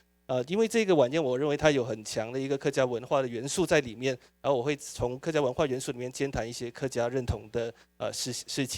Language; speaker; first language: Chinese; native; Chinese